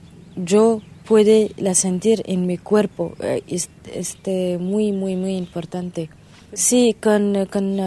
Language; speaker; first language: Spanish; non-native, learner; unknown